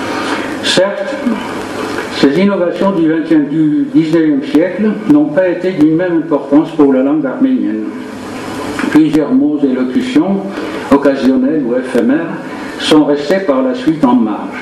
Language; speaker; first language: French; non-native, fluent; Armenian